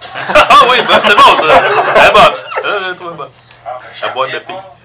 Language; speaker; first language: French; native; French